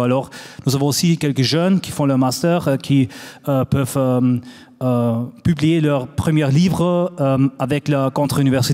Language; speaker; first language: French; non-native, fluent; German